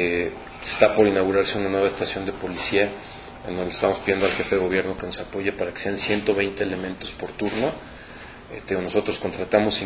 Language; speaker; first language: Spanish; native; Spanish